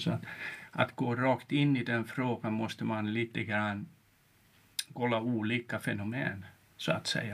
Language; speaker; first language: Swedish; non-native, local second language; Finnish